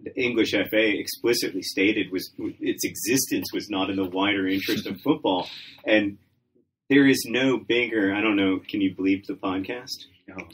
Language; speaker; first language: English; native; English